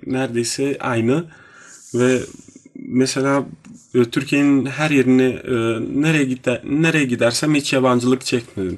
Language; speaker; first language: Turkish; non-native, fluent; Bosnian